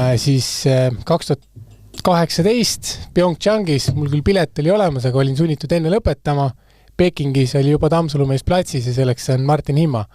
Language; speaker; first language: Estonian; native; Estonian